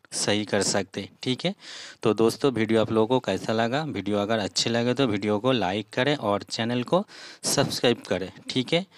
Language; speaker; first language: Hindi; native; Hindi